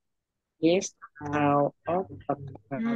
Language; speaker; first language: English; non-native, learner; Vietnamese